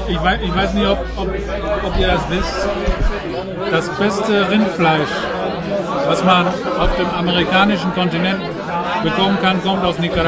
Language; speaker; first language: German; non-native, fluent; Spanish